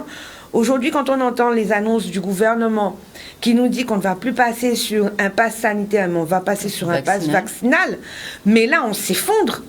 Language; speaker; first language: French; native; French